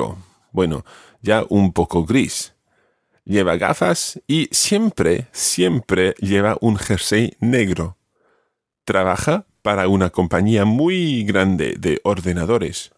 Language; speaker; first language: Spanish; non-native, fluent; English